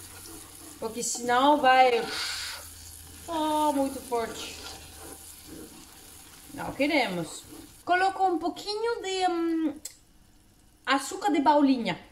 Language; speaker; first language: Portuguese; non-native, learner; Danish